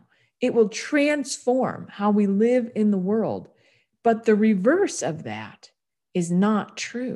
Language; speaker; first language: English; native; English